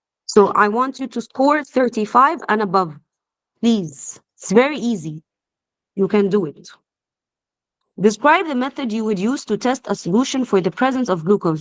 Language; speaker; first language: English; non-native, fluent; Arabic